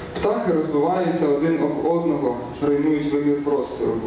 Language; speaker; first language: Ukrainian; native; Ukrainian